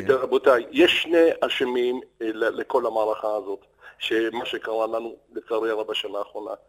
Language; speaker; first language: Hebrew; early bilingual, other home language; Arabic